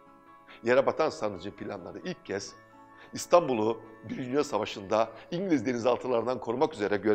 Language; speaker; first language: Turkish; native; Turkish